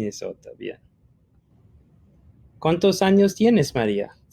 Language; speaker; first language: Spanish; non-native, fluent; English